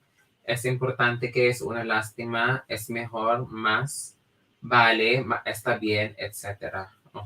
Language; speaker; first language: Spanish; non-native, fluent; Filipino